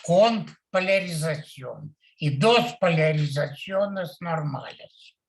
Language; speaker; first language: Spanish; non-native, learner; Portuguese